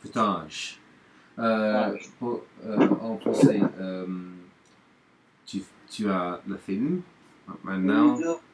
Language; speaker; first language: French; non-native, learner; English